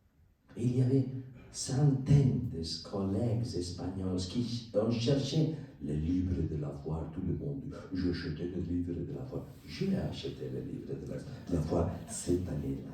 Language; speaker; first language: French; non-native, learner; Spanish